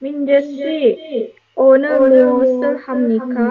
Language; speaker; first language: Korean; non-native, learner; Indonesian